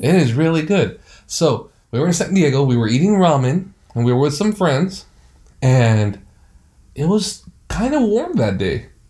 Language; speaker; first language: English; early bilingual, other home language; Spanish